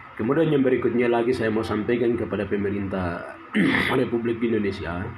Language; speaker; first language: Indonesian; native; Indonesian